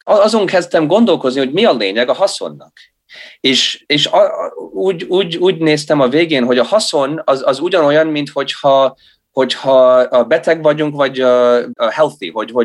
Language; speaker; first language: Hungarian; early bilingual, heritage; Hungarian